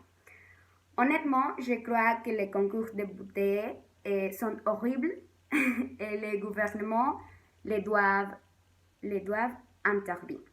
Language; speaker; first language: French; non-native, learner; Spanish